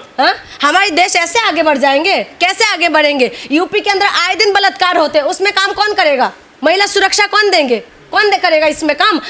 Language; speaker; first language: Hindi; non-native, local second language; Assamese